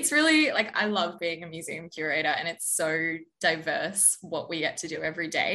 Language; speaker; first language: English; native; English